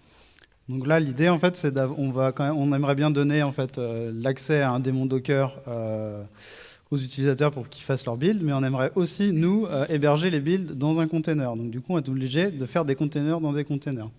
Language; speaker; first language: French; native; French